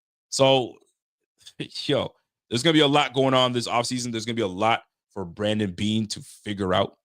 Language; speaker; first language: English; native; English